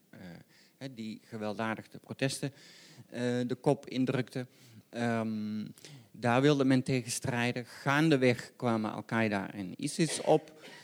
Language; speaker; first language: Dutch; native; Dutch